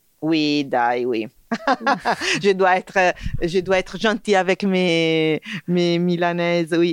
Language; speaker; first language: French; non-native, fluent; Italian